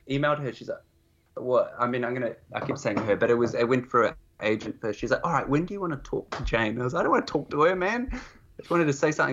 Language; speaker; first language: English; native; English